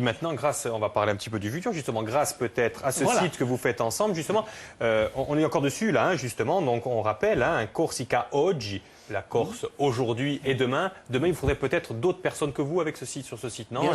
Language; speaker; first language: French; native; French